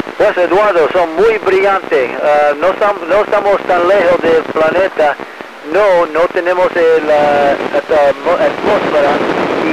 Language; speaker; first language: Spanish; early bilingual, heritage; English